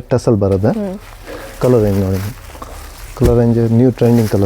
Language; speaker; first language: Kannada; non-native, local second language; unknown